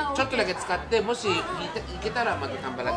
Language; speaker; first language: Indonesian; non-native, fluent; Japanese